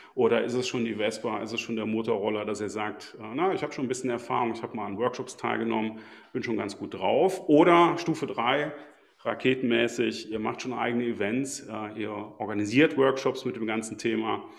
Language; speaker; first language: German; native; German